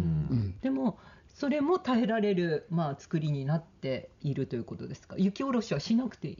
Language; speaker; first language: Japanese; native; Japanese